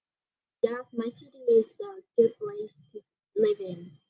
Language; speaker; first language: English; non-native, learner; Vietnamese